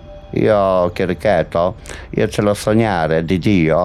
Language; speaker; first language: Italian; non-native, learner; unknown